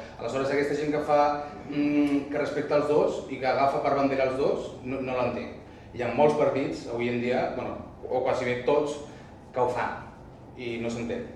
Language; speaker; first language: Catalan; non-native, local second language; Spanish